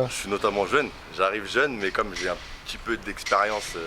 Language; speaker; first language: French; native; French